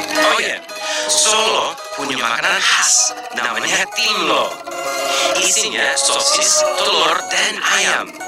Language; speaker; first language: Indonesian; non-native, fluent; English